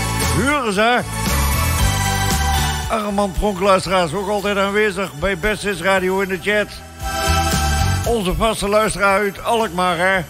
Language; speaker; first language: Dutch; native; Dutch